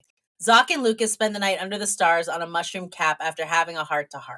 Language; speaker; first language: English; native; English